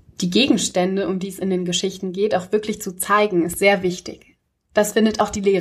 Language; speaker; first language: German; native; German